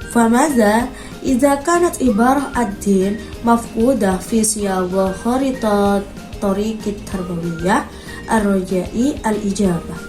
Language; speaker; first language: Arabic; non-native, learner; Indonesian